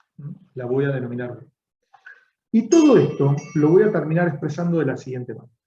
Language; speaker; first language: Spanish; native; Spanish